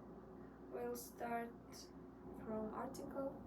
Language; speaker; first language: English; non-native, learner; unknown